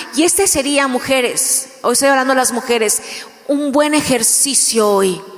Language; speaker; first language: Spanish; native; Spanish